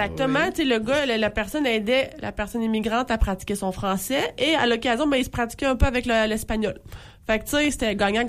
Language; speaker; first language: French; native; French